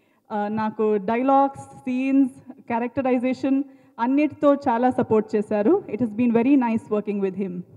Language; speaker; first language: Telugu; non-native, learner; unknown